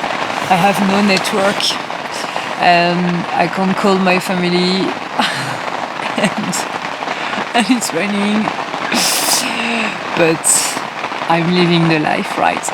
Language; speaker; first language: English; non-native, fluent; French